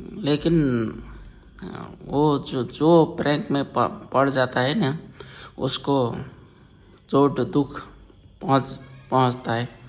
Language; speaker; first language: Hindi; non-native, learner; Nepali